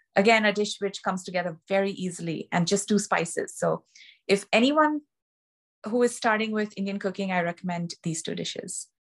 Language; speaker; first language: English; non-native, local second language; Gujarati